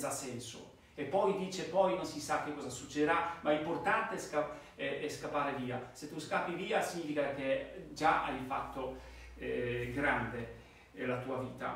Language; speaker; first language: Italian; non-native, fluent; Polish